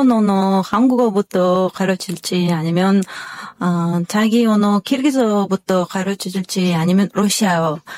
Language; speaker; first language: Korean; non-native, fluent; Kyrgyz